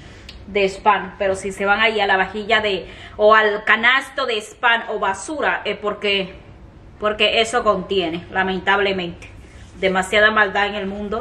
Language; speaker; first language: Spanish; native; Spanish